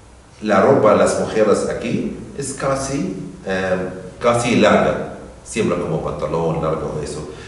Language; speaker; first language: Spanish; non-native, learner; Arabic